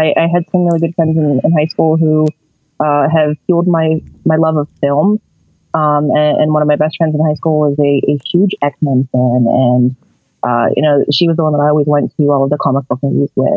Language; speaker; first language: English; native; English